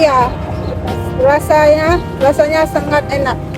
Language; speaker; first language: Indonesian; non-native, learner; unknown